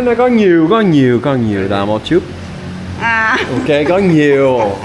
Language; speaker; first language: Vietnamese; non-native, learner; English